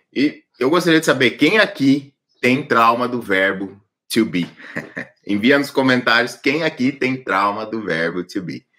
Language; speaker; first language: Portuguese; native; Portuguese